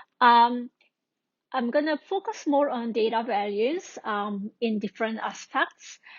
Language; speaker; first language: English; non-native, fluent; Korean